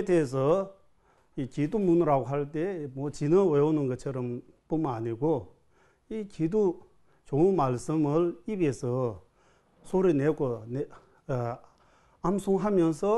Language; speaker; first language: Korean; non-native, fluent; Tibetan